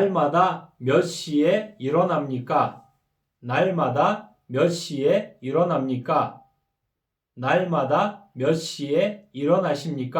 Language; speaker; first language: Korean; non-native, fluent; Kyrgyz